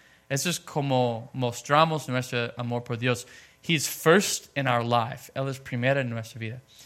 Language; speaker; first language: Spanish; non-native, fluent; English